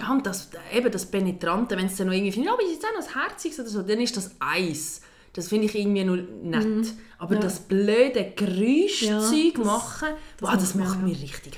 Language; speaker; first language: German; native; German